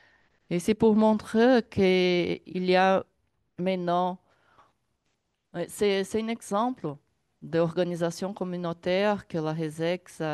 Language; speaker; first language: French; non-native, learner; Portuguese